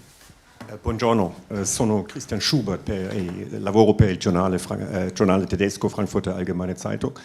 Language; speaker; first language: Italian; non-native, fluent; German